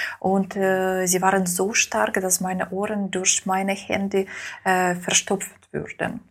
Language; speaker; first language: German; non-native, learner; Ukrainian